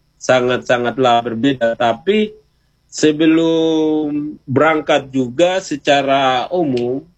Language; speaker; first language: Indonesian; native; Indonesian